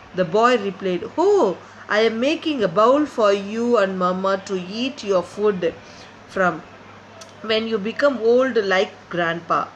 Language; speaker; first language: English; non-native, local second language; Tamil